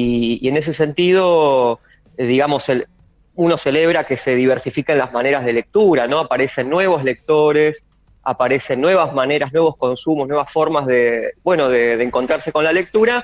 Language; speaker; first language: Spanish; native; Spanish